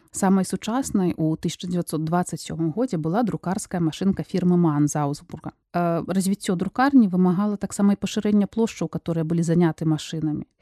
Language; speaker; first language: Belarusian; non-native, local second language; Russian